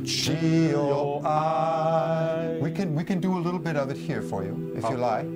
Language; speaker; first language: English; non-native, fluent; Danish